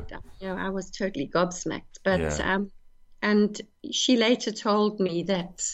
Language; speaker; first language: English; native; English